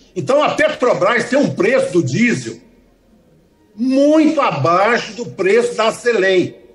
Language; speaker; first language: Portuguese; native; Portuguese